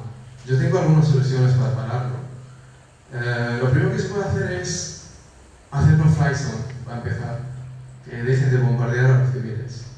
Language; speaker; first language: Spanish; non-native, fluent; Kurdish